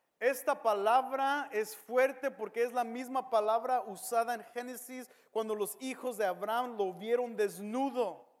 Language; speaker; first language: Spanish; early bilingual, heritage; Spanish